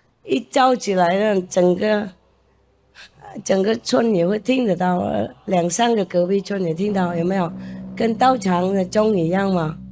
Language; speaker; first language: Chinese; non-native, fluent; Vietnamese